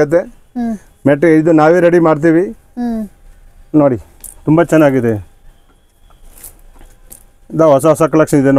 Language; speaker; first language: Kannada; non-native, local second language; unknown